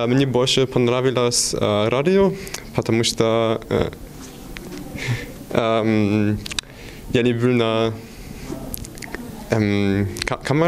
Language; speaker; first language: Russian; non-native, learner; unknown